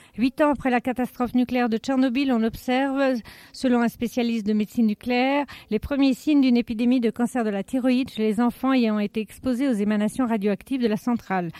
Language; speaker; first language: French; native; French